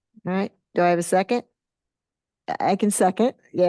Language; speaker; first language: English; native; English